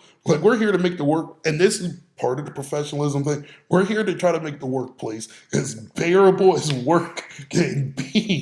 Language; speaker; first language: English; native; English